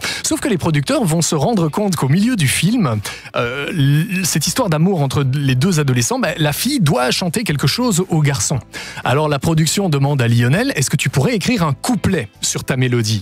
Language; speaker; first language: French; native; French